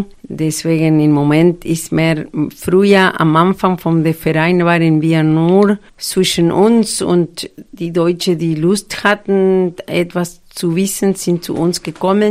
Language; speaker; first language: German; non-native, fluent; Spanish